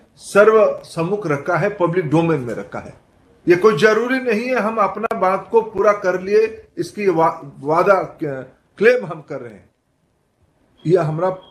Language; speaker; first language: Hindi; non-native, local second language; Odia